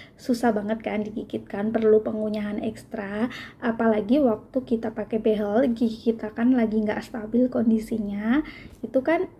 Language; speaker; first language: Indonesian; native; Indonesian